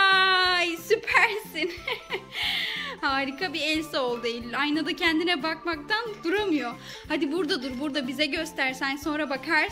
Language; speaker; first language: Turkish; native; Turkish